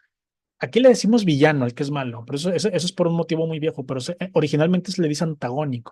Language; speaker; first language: Spanish; native; Spanish